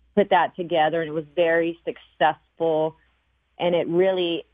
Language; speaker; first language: English; early bilingual, other home language; Spanish